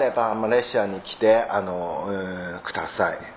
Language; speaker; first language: Japanese; non-native, fluent; Chinese